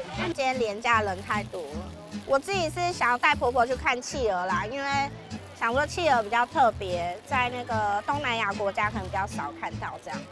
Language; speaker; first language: Chinese; native; Chinese